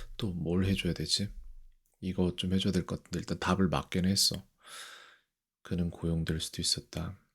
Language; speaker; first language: Korean; native; Korean